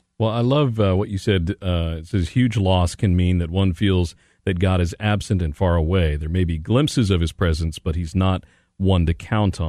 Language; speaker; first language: English; native; English